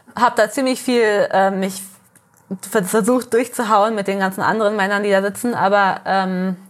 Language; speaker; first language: German; early bilingual, heritage; Portuguese